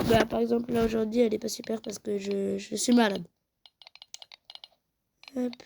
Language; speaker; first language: French; native; French